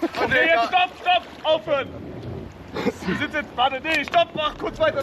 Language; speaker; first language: German; native; German